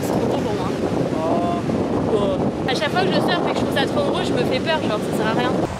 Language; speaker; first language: French; native; French